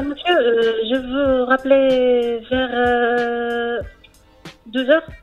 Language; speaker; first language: French; non-native, learner; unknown